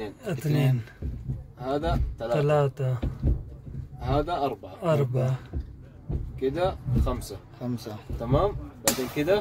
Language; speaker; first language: Arabic; non-native, learner; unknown